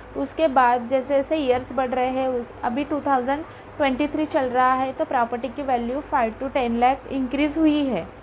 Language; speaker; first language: Hindi; non-native, local second language; Marathi